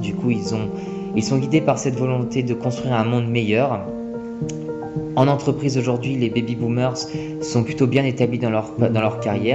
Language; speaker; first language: French; native; French